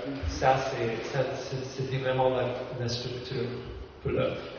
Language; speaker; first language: French; non-native, fluent; English